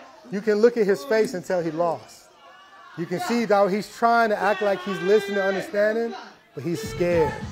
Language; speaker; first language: English; native; English